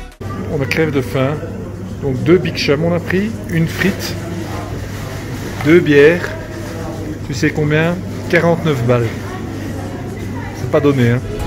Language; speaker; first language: French; native; French